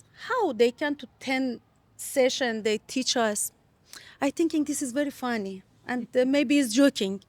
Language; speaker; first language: English; non-native, learner; Persian